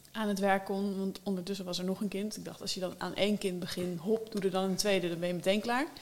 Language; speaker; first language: Dutch; native; Dutch